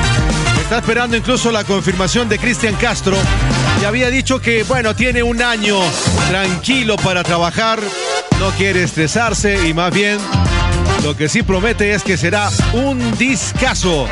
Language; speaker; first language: Spanish; native; Spanish